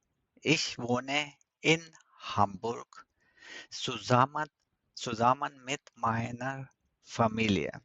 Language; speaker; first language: German; non-native, fluent; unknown